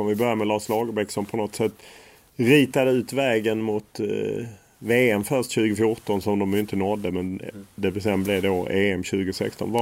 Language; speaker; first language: Swedish; native; Swedish